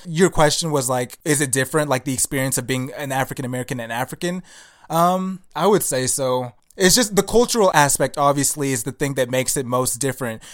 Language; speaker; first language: English; early bilingual, other home language; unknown